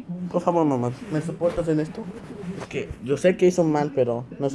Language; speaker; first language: Spanish; early bilingual, heritage; Spanish